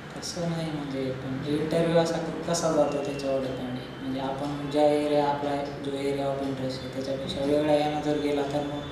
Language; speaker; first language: Marathi; non-native, local second language; Lambadi